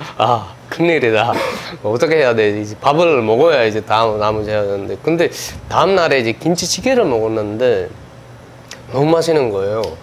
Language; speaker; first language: Korean; non-native, fluent; Sinhala